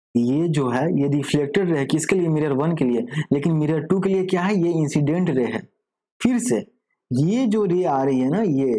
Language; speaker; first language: Hindi; native; Hindi